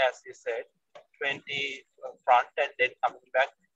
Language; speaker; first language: English; non-native, local second language; Sinhala